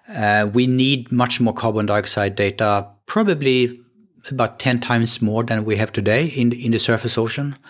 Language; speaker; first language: English; non-native, fluent; Swedish